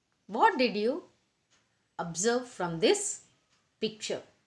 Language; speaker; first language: English; non-native, local second language; Telugu